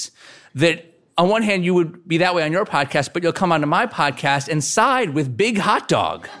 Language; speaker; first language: English; native; English